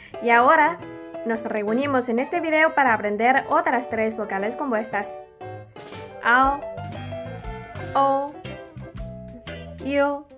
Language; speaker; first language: Spanish; non-native, fluent; Chinese